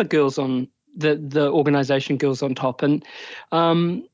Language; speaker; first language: English; native; English